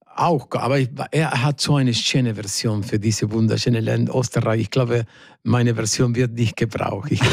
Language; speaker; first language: German; non-native, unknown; Spanish